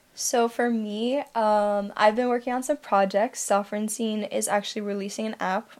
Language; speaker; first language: English; native; English